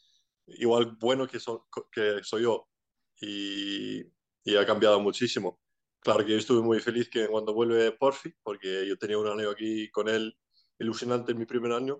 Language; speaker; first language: Spanish; non-native, fluent; Icelandic